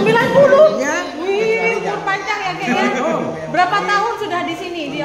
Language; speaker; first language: Indonesian; non-native, local second language; Madurese